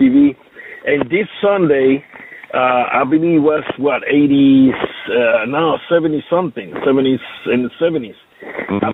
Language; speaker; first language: English; non-native, learner; Spanish